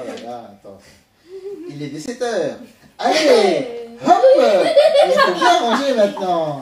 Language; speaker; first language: French; native; French